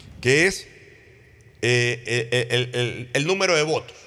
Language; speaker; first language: Spanish; native; Spanish